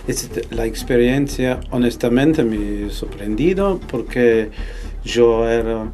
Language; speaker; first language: Spanish; non-native, fluent; English